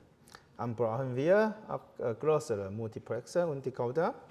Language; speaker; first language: German; non-native, learner; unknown